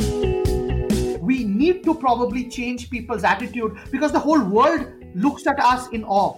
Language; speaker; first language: English; non-native, local second language; Bangla